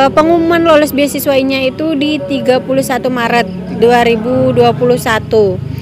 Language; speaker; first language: Indonesian; non-native, local second language; Banjar